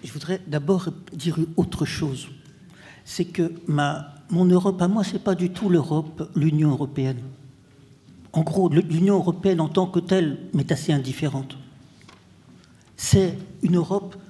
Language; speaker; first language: French; early bilingual, other home language; Russian